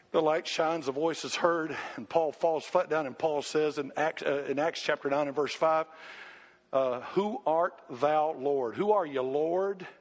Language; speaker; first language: English; native; English